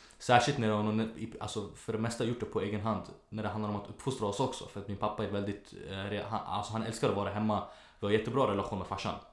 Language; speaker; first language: Swedish; early bilingual, other home language; Arabic